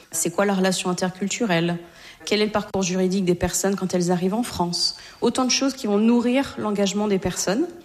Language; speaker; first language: French; native; French